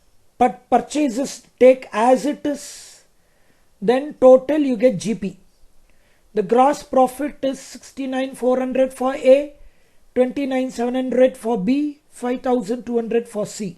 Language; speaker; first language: English; non-native, local second language; Kannada